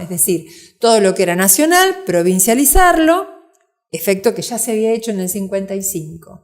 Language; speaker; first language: Spanish; native; Spanish